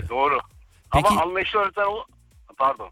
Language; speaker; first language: Turkish; early bilingual, heritage; Turkish